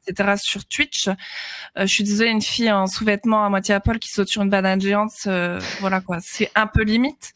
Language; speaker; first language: French; native; French